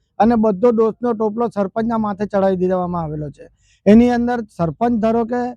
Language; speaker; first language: Gujarati; native; Gujarati